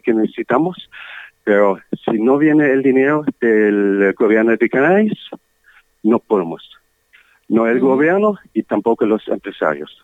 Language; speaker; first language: Spanish; non-native, learner; German